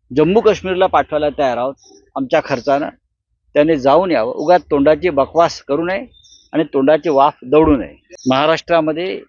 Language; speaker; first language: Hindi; non-native, local second language; Marathi